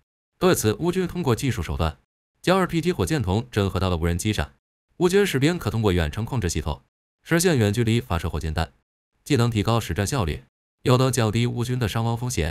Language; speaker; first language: Chinese; native; Chinese